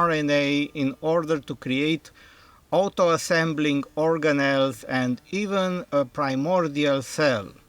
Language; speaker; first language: English; non-native, fluent; Romanian